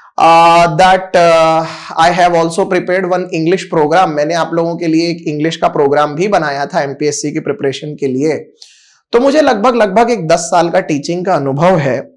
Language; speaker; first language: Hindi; non-native, local second language; Marathi